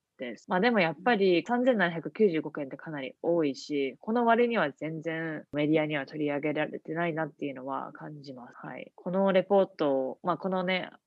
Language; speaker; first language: Japanese; native; Japanese